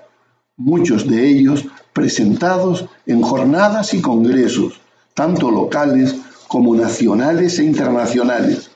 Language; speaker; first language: Spanish; native; Spanish